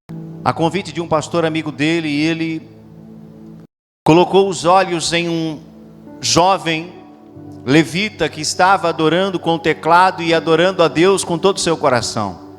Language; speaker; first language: Portuguese; native; Portuguese